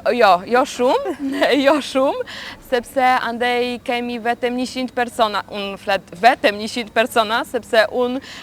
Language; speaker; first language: Albanian; non-native, learner; Polish